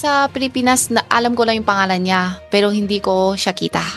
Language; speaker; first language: Filipino; non-native, learner; Chinese